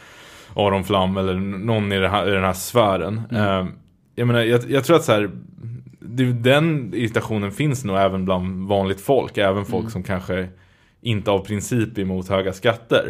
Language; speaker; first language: Swedish; native; Swedish